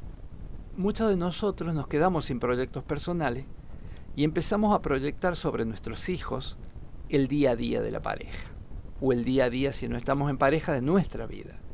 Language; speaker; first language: Spanish; native; Spanish